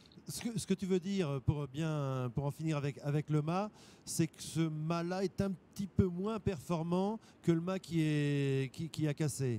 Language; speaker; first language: French; native; French